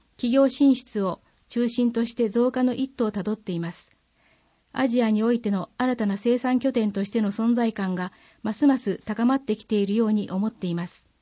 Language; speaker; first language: Japanese; native; Japanese